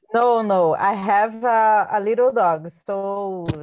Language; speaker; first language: English; non-native, learner; Portuguese